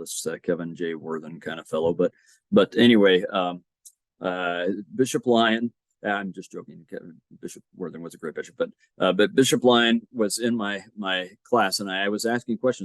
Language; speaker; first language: English; native; English